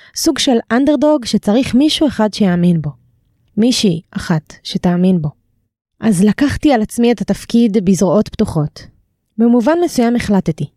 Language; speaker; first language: Hebrew; native; Hebrew